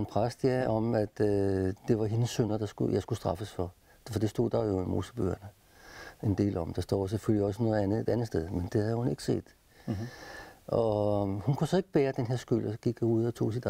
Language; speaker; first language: Danish; native; Danish